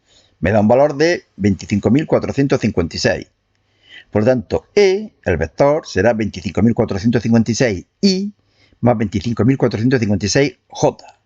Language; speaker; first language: Spanish; native; Spanish